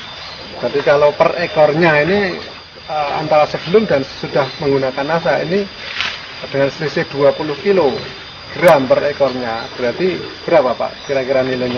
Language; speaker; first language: Indonesian; native; Indonesian